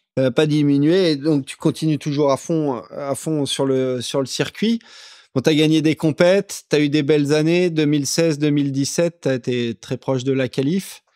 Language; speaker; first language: French; native; French